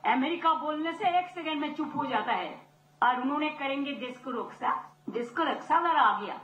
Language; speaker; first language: Hindi; non-native, local second language; Bangla